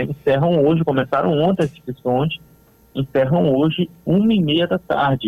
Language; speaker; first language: Portuguese; native; Portuguese